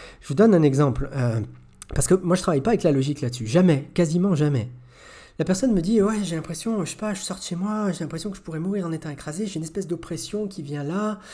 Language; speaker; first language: French; native; French